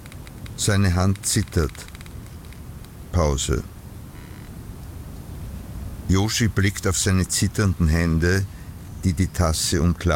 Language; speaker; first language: German; native; German